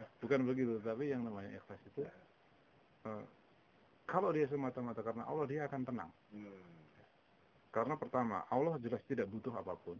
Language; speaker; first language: Indonesian; native; Indonesian